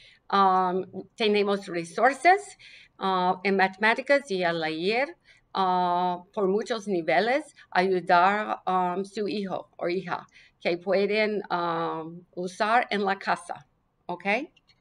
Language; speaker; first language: Spanish; non-native, learner; English